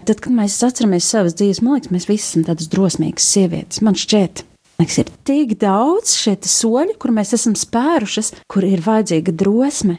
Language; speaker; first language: Latvian; native; Latvian